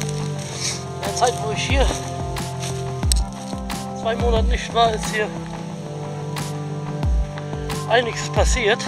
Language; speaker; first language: German; native; German